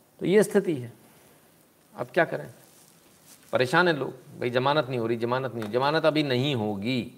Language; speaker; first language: Hindi; native; Hindi